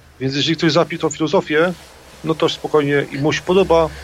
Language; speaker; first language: Polish; native; Polish